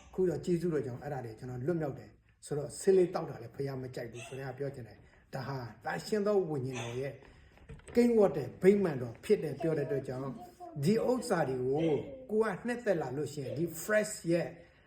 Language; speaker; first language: Burmese; non-native, local second language; Tedim Chin